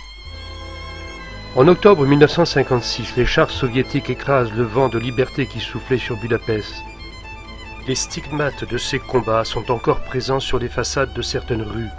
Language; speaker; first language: French; native; French